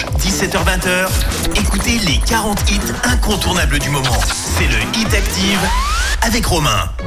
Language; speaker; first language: French; native; French